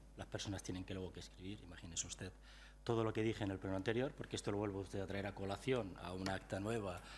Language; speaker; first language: Spanish; non-native, local second language; Catalan